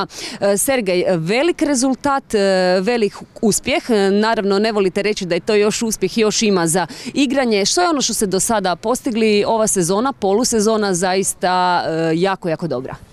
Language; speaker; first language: Serbian; native; Serbian